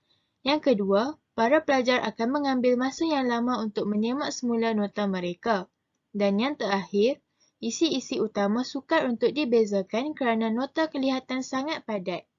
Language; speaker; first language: Malay; native; Malay